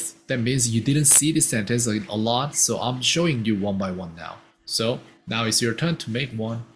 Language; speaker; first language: English; non-native, fluent; Korean